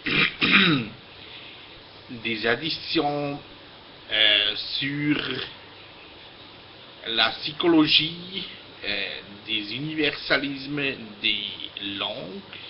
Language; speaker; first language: French; non-native, fluent; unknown